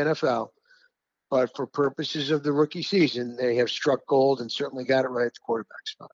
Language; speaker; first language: English; native; English